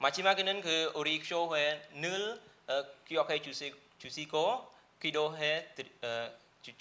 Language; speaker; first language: Korean; non-native, learner; Khmer